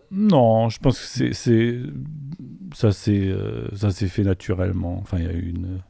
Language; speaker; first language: French; non-native, local second language; Polish